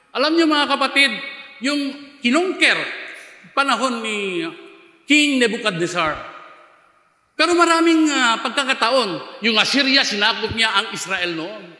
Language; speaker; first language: Filipino; non-native, local second language; Iloko